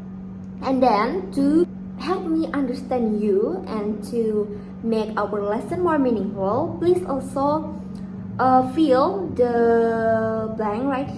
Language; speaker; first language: English; non-native, fluent; Indonesian